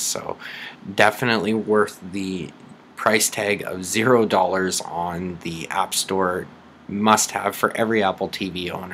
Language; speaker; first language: English; native; English